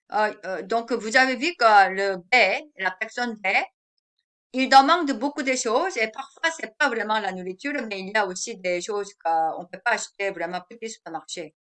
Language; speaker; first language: French; non-native, fluent; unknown